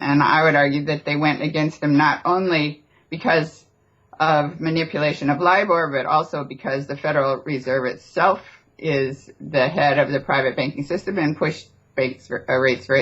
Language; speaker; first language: English; native; English